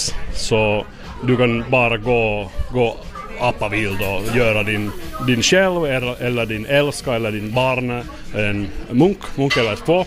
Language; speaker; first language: Swedish; non-native, learner; Finnish